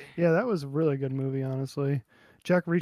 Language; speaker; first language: English; native; English